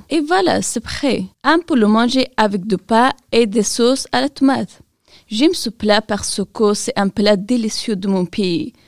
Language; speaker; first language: French; non-native, learner; Persian